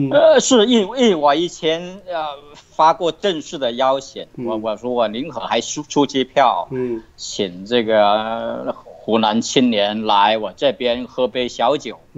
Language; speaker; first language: Chinese; native; Chinese